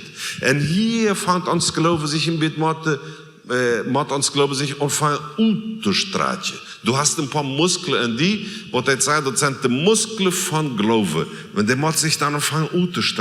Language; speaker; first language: German; non-native, learner; Plautdietsch